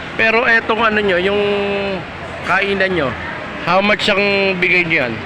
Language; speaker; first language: Filipino; native; Filipino